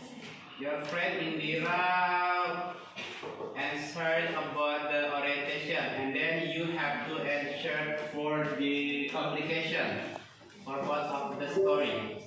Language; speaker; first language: English; non-native, fluent; Indonesian